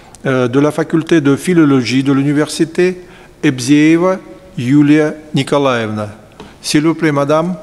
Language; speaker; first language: French; non-native, fluent; Russian